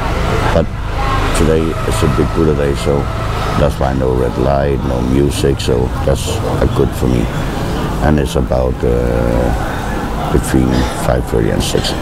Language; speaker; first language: English; non-native, learner; Danish